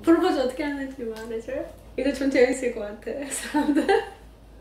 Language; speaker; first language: Korean; non-native, learner; Persian